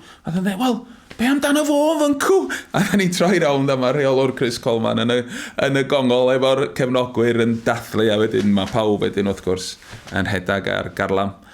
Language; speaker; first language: Welsh; native; Welsh